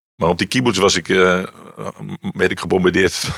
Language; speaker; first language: Dutch; native; Dutch